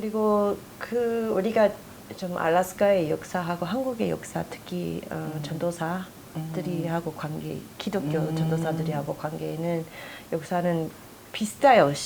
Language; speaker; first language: Korean; non-native, fluent; English